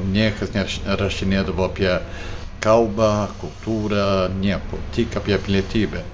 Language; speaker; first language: Lithuanian; early bilingual, heritage; Portuguese